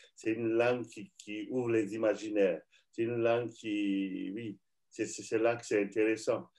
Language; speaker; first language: French; non-native, local second language; Bambara